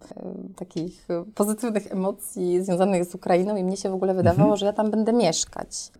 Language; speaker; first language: Polish; native; Polish